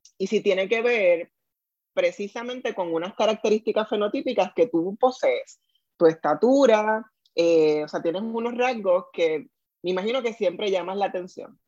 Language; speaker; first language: Spanish; native; Spanish